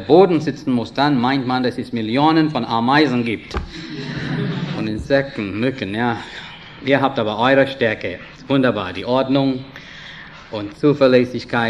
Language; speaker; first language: German; non-native, fluent; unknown